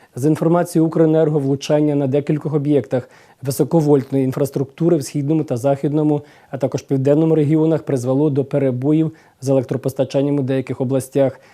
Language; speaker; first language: Ukrainian; native; Ukrainian